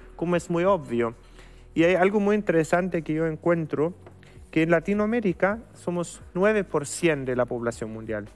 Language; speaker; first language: Spanish; non-native, fluent; German